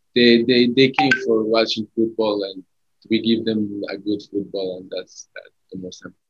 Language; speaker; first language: English; early bilingual, other home language; Arabic